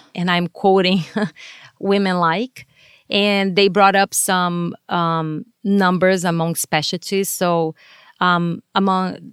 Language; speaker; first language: English; non-native, fluent; Portuguese